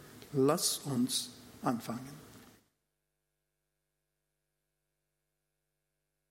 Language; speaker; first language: German; non-native, fluent; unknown